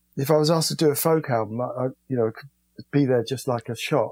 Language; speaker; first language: English; native; English